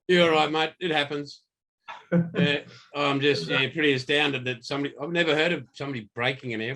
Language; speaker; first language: English; native; English